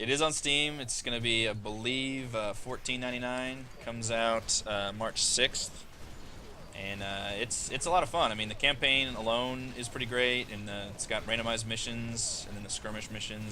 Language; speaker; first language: English; native; English